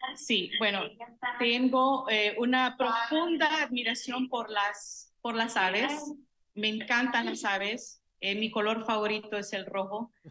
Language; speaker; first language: Spanish; native; Spanish